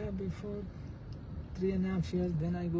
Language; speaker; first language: English; non-native, learner; Nepali